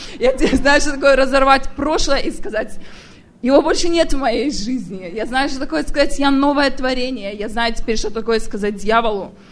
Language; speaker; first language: Russian; native; Russian